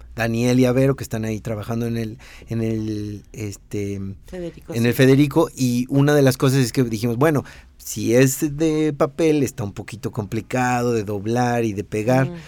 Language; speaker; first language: Spanish; native; Spanish